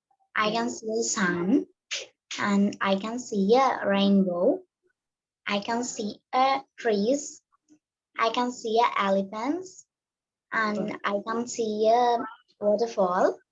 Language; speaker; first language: English; non-native, learner; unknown